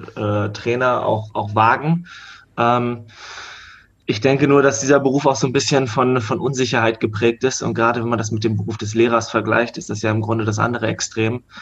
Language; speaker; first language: German; native; German